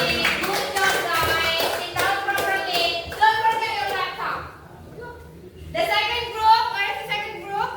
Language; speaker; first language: English; non-native, learner; Indonesian